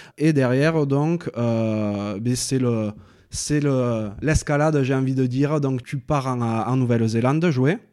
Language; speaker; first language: French; native; French